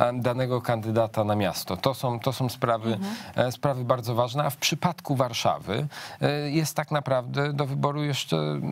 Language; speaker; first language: Polish; native; Polish